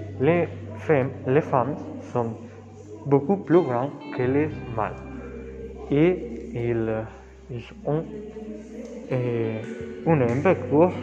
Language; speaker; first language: French; non-native, learner; Spanish